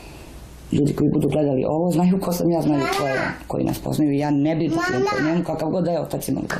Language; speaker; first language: Bosnian; native; Bosnian